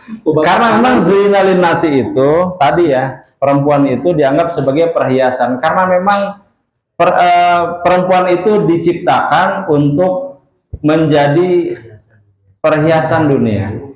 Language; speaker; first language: Indonesian; non-native, local second language; Sundanese